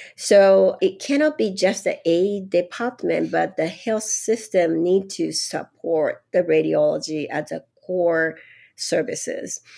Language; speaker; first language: English; non-native, fluent; Japanese